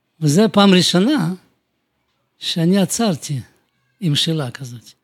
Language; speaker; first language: Hebrew; non-native, fluent; Russian